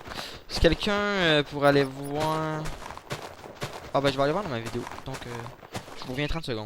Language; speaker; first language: French; native; French